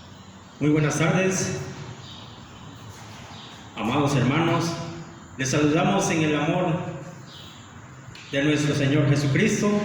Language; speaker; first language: Spanish; native; Spanish